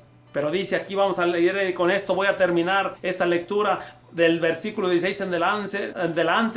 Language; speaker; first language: Spanish; native; Spanish